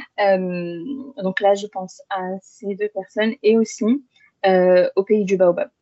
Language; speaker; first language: French; early bilingual, other home language; Arabic